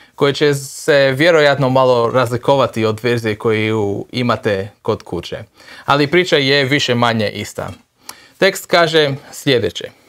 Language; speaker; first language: Croatian; non-native, fluent; Portuguese